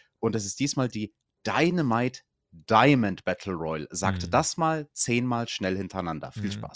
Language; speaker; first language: German; native; German